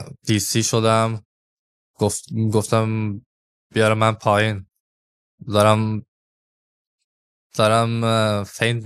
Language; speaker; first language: Persian; early bilingual, heritage; English